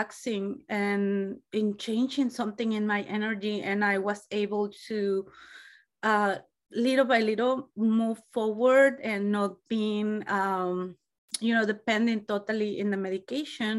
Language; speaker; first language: English; non-native, fluent; Spanish